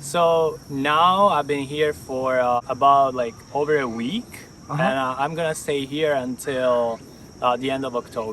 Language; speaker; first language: English; non-native, fluent; Italian